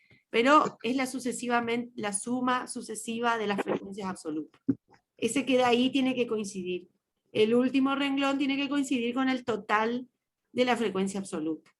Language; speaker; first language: Spanish; native; Spanish